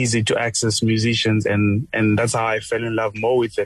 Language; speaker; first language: English; non-native, local second language; Shona